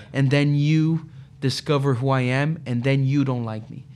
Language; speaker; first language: English; non-native, fluent; Portuguese